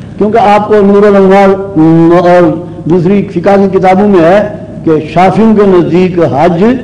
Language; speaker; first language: Urdu; native; Urdu